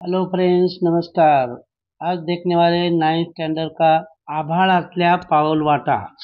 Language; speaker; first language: Hindi; non-native, local second language; Marathi